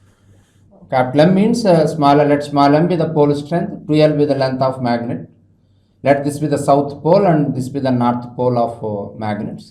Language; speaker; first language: English; non-native, local second language; Telugu